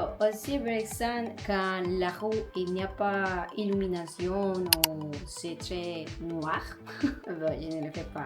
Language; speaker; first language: French; non-native, learner; Spanish